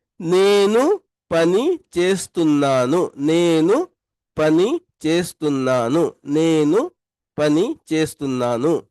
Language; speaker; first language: Telugu; non-native, local second language; Urdu